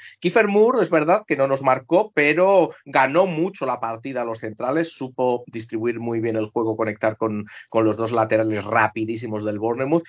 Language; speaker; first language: Spanish; native; Spanish